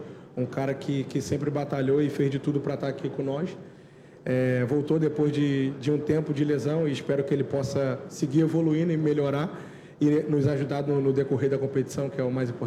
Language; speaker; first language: Portuguese; native; Portuguese